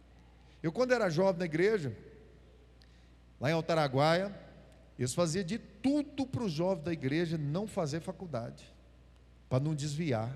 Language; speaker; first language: Portuguese; native; Portuguese